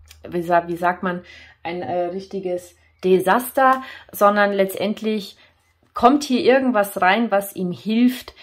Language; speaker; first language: German; native; German